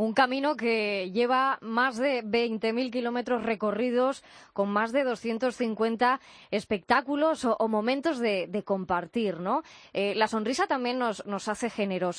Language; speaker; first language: Spanish; native; Spanish